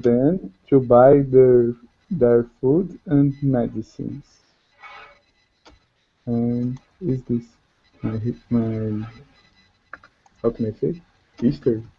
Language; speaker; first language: English; non-native, learner; Portuguese